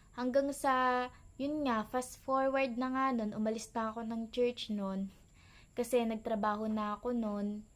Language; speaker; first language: Filipino; native; Filipino